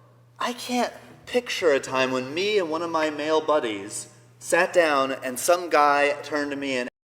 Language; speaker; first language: English; native; English